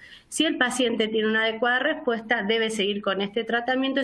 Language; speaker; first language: Spanish; native; Spanish